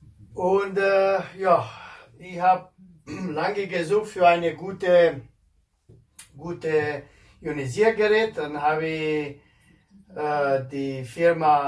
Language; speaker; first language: German; non-native, fluent; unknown